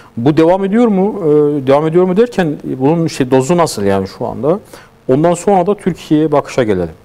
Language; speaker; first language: Turkish; native; Turkish